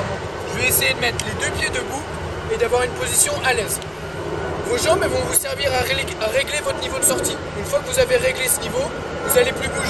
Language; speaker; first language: French; native; French